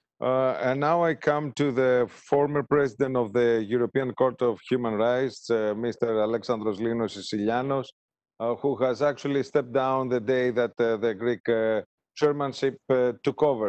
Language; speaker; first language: English; non-native, fluent; Greek